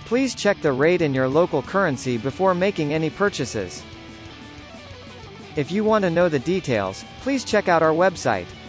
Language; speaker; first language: English; non-native, fluent; Japanese